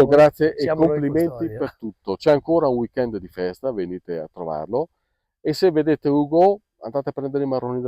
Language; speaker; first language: Italian; native; Italian